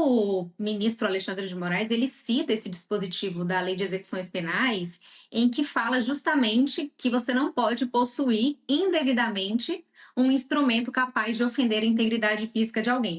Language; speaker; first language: Portuguese; native; Portuguese